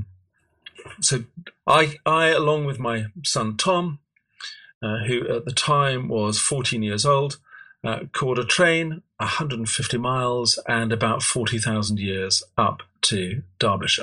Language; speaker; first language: English; native; English